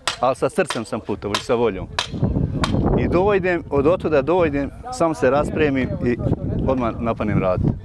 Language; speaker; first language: Bosnian; native; Bosnian